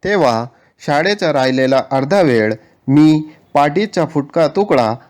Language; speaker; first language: Marathi; non-native, local second language; Urdu